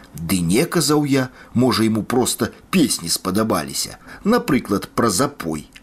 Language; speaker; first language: Belarusian; native; Belarusian